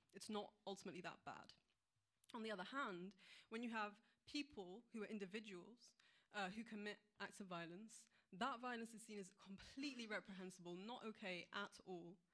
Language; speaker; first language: English; native; English